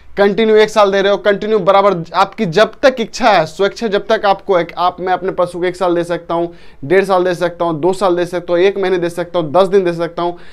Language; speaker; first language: Hindi; native; Hindi